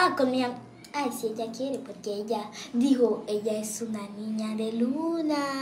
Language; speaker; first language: Spanish; non-native, learner; Haitian Creole